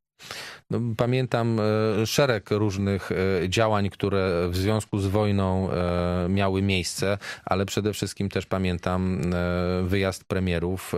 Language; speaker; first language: Polish; native; Polish